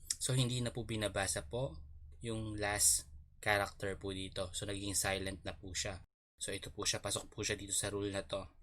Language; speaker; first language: Filipino; native; Filipino